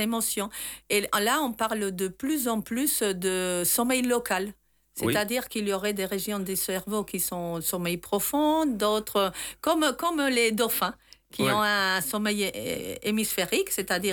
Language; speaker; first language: French; non-native, fluent; Spanish